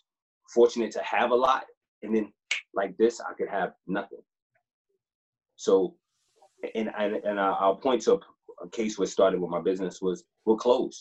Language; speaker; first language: English; native; English